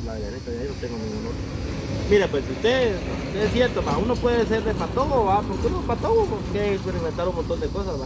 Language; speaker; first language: Spanish; native; Spanish